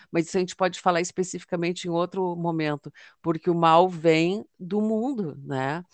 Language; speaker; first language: Portuguese; native; Portuguese